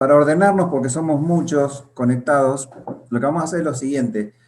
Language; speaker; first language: Spanish; native; Spanish